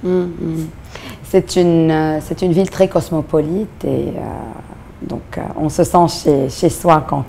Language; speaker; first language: French; non-native, local second language; Arabic